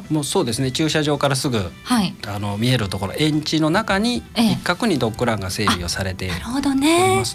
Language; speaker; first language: Japanese; native; Japanese